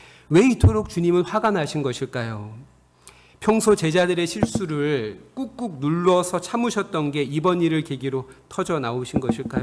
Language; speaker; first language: Korean; native; Korean